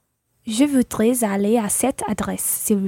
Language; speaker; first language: French; non-native, learner; English